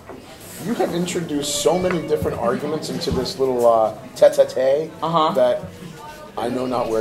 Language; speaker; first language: English; native; English